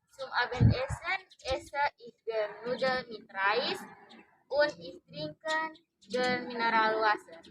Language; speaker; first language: German; non-native, learner; Indonesian